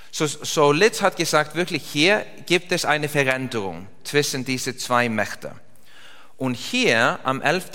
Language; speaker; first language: German; non-native, learner; Icelandic